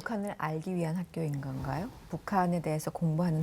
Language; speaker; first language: Korean; native; Korean